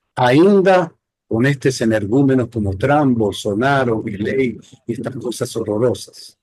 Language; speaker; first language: Portuguese; non-native, fluent; Spanish